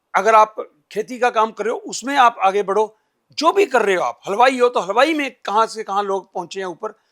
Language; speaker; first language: Hindi; non-native, local second language; Punjabi